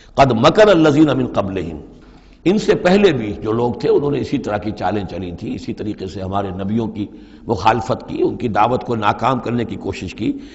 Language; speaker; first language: Urdu; native; Urdu